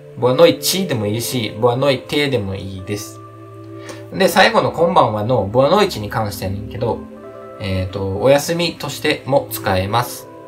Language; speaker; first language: Japanese; early bilingual, other home language; Portuguese